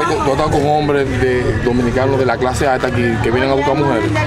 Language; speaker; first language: Spanish; native; Spanish